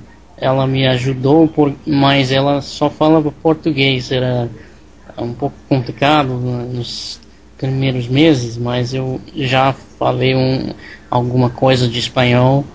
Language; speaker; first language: Portuguese; non-native, learner; English